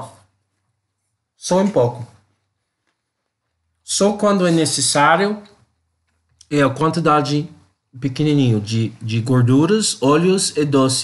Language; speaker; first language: Portuguese; non-native, learner; English